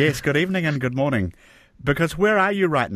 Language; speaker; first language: English; native; English